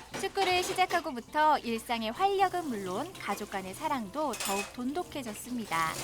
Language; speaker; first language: Korean; native; Korean